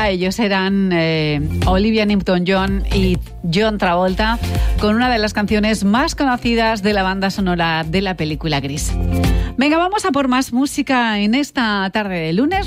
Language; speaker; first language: Spanish; native; Spanish